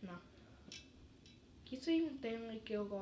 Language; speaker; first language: Portuguese; early bilingual, heritage; English